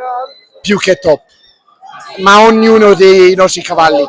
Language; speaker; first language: Italian; non-native, fluent; English